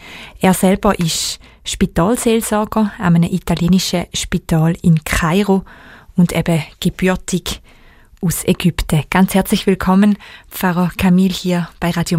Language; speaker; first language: German; native; German